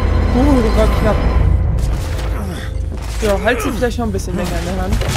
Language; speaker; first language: German; native; German